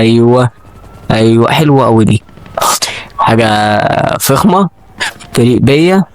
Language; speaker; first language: Arabic; native; Arabic